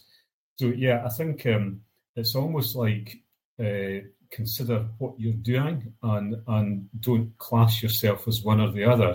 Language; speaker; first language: English; native; English